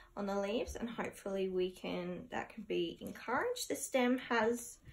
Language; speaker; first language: English; native; English